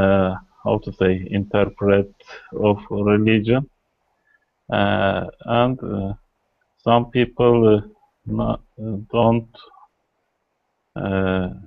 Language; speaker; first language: English; non-native, learner; Kurdish